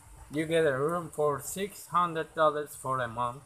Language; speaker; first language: English; non-native, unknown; Turkish